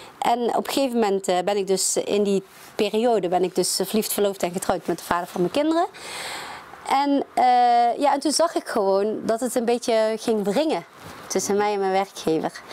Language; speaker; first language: Dutch; early bilingual, other home language; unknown